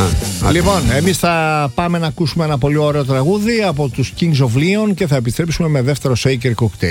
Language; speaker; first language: Greek; native; Greek